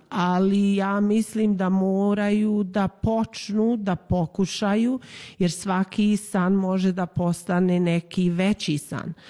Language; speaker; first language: Serbian; early bilingual, heritage; Serbian